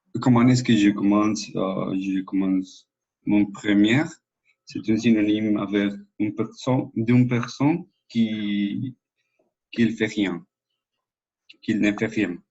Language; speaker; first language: French; non-native, learner; Spanish